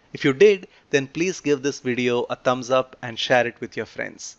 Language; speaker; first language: English; non-native, local second language; Telugu